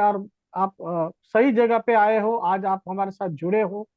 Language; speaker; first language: Hindi; native; Hindi